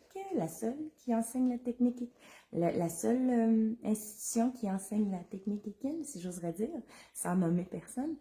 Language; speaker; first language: French; native; French